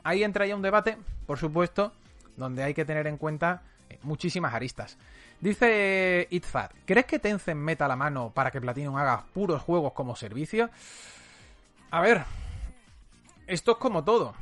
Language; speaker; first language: Spanish; native; Spanish